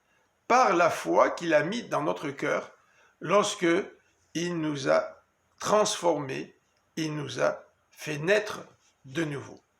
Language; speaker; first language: French; native; French